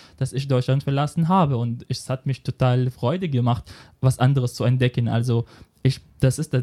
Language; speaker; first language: German; non-native, fluent; Arabic